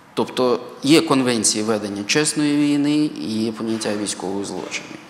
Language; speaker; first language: Ukrainian; native; Ukrainian